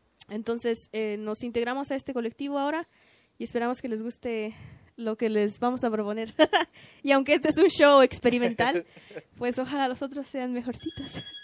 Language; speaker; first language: Spanish; early bilingual, heritage; Spanish